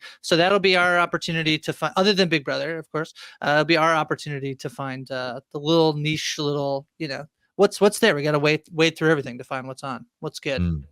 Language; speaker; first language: English; native; English